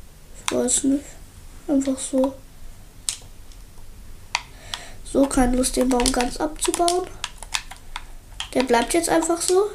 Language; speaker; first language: German; native; German